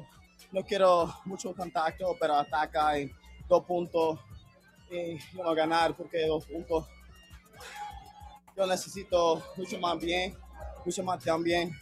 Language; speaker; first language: Spanish; non-native, learner; English